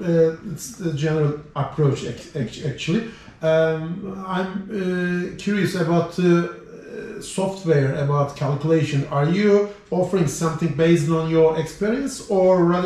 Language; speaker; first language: English; non-native, fluent; Turkish